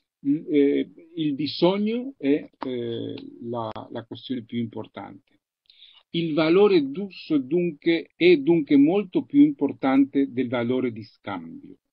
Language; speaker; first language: Italian; non-native, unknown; Spanish